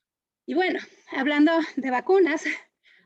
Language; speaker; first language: Spanish; native; Spanish